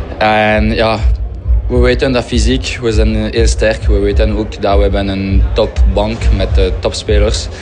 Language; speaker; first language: Dutch; non-native, fluent; French